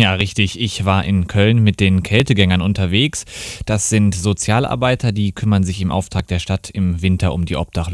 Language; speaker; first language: German; native; German